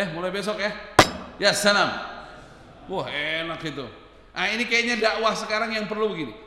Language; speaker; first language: Indonesian; native; Indonesian